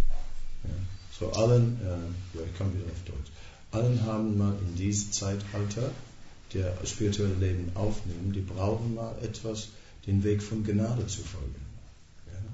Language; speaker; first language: German; non-native, fluent; Dutch